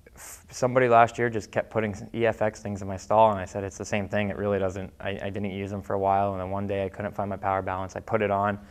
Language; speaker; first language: English; native; English